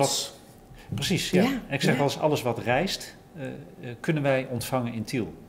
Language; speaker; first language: Dutch; native; Dutch